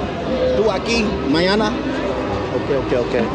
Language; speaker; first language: Spanish; non-native, learner; English